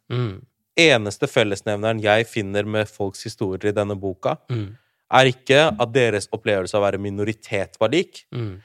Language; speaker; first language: Norwegian; early bilingual, other home language; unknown